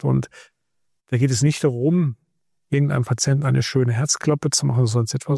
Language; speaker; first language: German; native; German